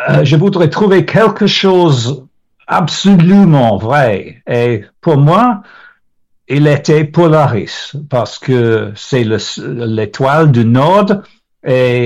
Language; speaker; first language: French; non-native, learner; English